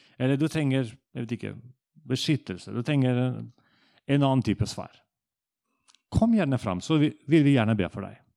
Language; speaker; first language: Norwegian; non-native, fluent; Russian